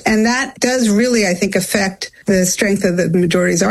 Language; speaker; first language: English; native; English